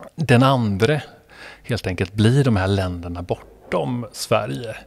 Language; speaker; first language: Swedish; non-native, fluent; Spanish